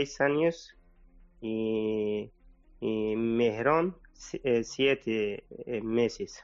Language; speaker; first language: Spanish; non-native, learner; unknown